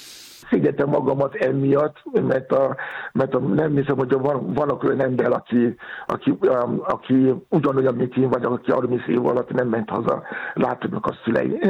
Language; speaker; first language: Hungarian; non-native, learner; Yoruba